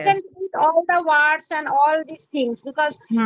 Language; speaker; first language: English; non-native, learner; Bangla